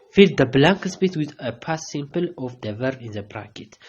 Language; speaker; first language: English; non-native, local second language; Amharic